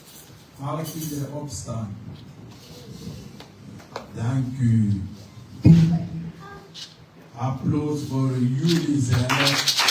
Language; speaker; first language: Dutch; non-native, learner; French